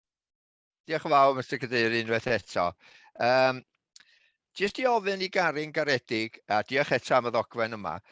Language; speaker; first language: Welsh; native; Welsh